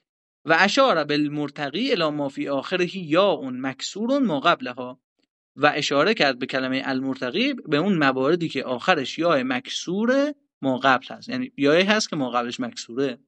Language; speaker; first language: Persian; native; Persian